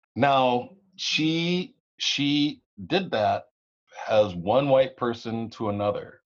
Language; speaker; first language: English; native; English